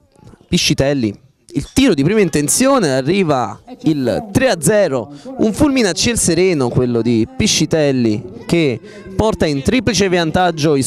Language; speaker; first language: Italian; native; Italian